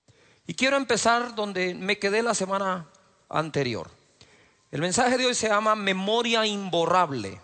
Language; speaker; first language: Spanish; native; Spanish